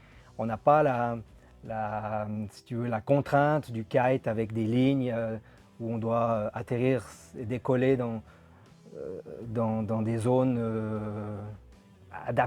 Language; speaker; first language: French; native; French